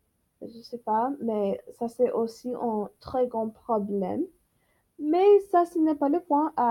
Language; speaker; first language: French; non-native, learner; English